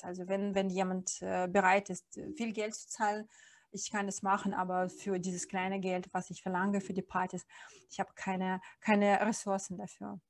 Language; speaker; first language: German; non-native, fluent; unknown